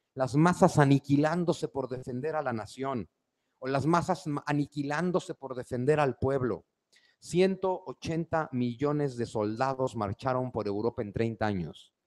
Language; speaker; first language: Spanish; native; Spanish